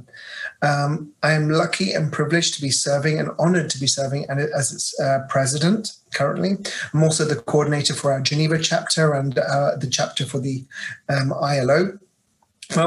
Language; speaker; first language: English; native; English